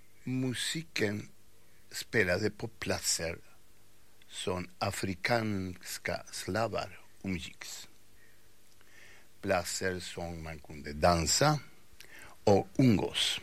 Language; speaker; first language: Swedish; non-native, fluent; Spanish